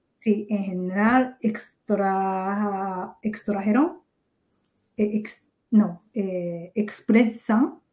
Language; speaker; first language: Spanish; non-native, learner; Japanese